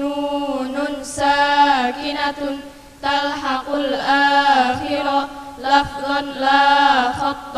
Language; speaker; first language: Arabic; non-native, learner; Indonesian